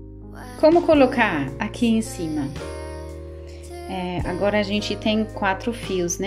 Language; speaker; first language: Portuguese; non-native, fluent; German